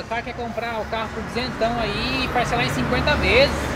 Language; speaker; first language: Portuguese; native; Portuguese